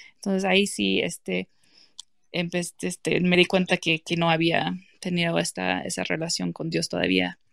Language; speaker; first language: Spanish; non-native, fluent; English